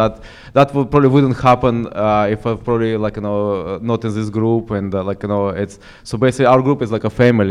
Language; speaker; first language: English; non-native, fluent; Ukrainian